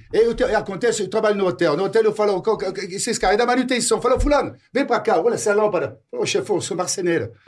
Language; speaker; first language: Portuguese; non-native, fluent; French